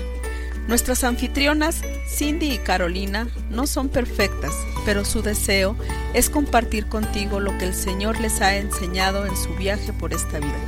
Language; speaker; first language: Spanish; native; Spanish